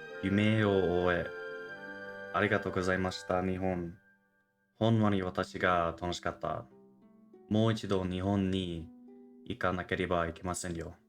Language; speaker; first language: Japanese; non-native, learner; English